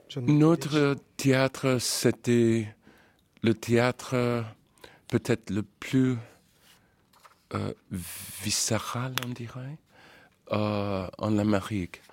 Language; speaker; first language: French; non-native, fluent; English